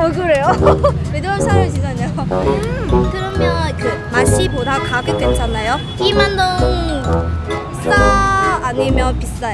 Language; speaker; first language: Korean; non-native, learner; Vietnamese